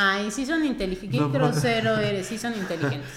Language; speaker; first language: Spanish; native; Spanish